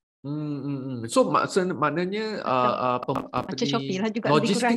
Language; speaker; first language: Malay; native; Malay